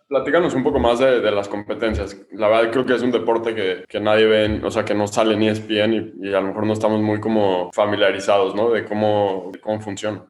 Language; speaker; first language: Spanish; native; Spanish